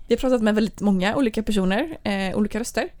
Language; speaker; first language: Swedish; native; Swedish